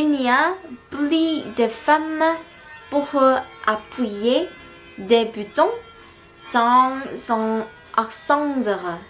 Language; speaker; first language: French; non-native, learner; Korean